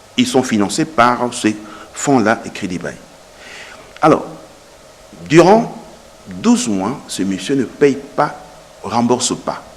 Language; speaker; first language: French; non-native, local second language; Lingala